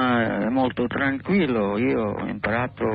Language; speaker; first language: Italian; non-native, learner; English